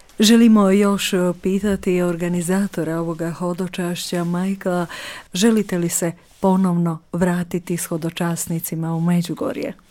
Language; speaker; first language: Croatian; native; Croatian